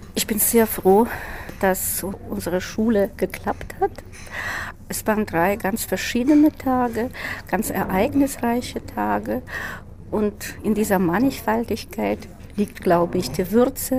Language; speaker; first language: German; non-native, fluent; Russian